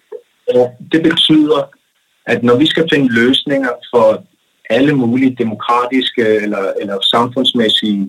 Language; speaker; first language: Danish; non-native, local second language; Kalaallisut